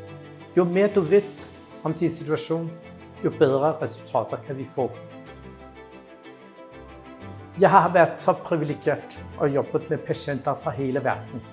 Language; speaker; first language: Danish; non-native, fluent; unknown